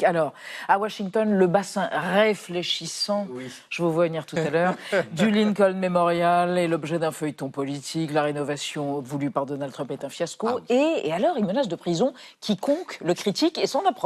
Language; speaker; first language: French; native; French